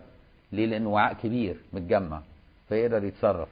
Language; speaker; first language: Arabic; native; Arabic